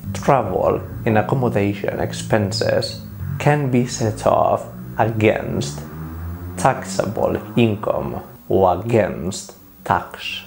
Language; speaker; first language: English; non-native, fluent; Spanish